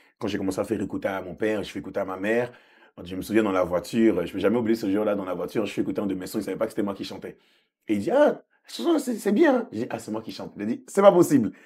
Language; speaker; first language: French; early bilingual, other home language; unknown